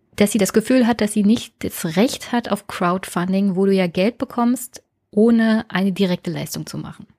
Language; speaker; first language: German; native; German